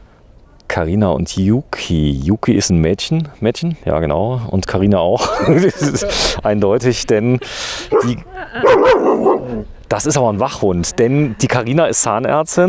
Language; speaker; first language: German; native; German